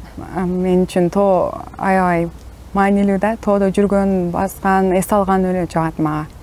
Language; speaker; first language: Kyrgyz; non-native, local second language; Turkish